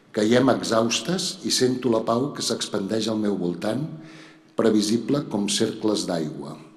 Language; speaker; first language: Catalan; native; Catalan